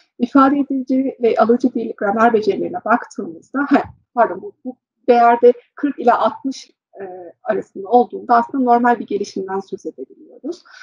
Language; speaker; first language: Turkish; early bilingual, heritage; Turkish